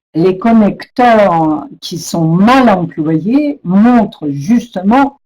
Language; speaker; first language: French; non-native, fluent; Russian